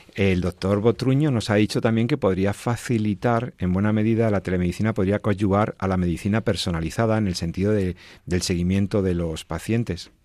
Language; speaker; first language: Spanish; native; Spanish